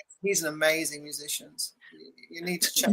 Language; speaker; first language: English; native; English